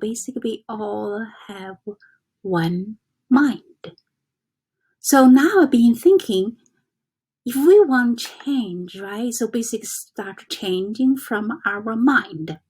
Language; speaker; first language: English; non-native, fluent; Chinese